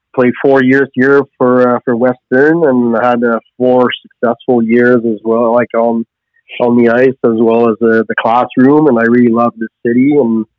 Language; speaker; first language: English; native; English